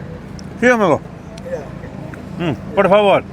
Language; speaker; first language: Spanish; non-native, learner; Hindi